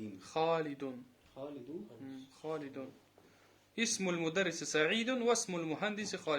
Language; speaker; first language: Arabic; non-native, fluent; Russian